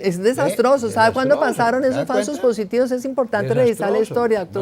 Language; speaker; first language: Spanish; native; Spanish